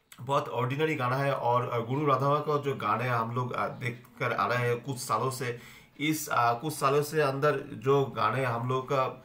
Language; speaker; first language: Hindi; non-native, local second language; Bangla